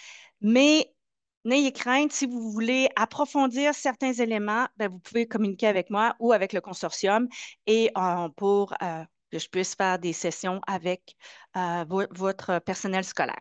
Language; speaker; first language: French; native; French